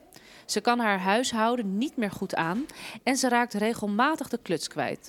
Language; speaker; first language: Dutch; native; Dutch